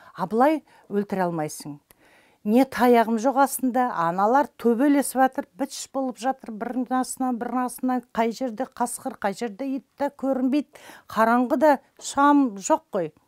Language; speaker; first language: Kazakh; non-native, local second language; German